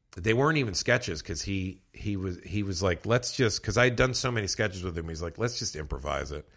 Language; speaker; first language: English; native; English